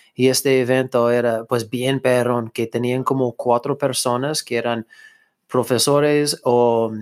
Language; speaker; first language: Spanish; non-native, fluent; English